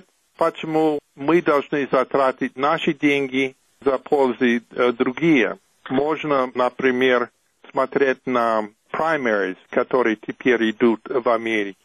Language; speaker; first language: Russian; non-native, fluent; English